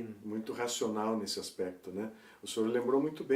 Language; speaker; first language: Portuguese; native; Portuguese